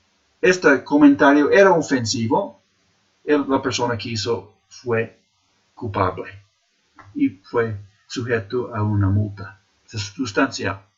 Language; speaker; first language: Spanish; non-native, fluent; English